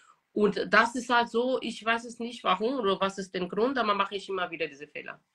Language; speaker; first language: German; non-native, fluent; Portuguese